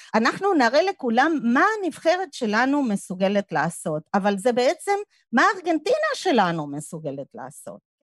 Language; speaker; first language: Hebrew; non-native, fluent; Spanish